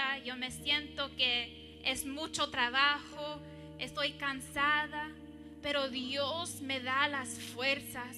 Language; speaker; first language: Spanish; early bilingual, heritage; English